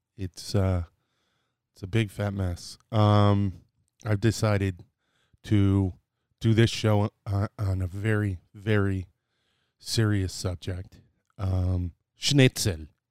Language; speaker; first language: English; native; English